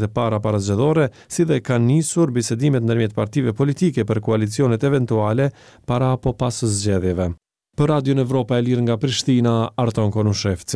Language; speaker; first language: Albanian; native; Albanian